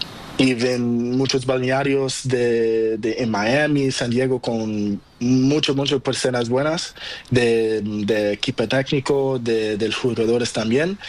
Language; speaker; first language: Spanish; non-native, learner; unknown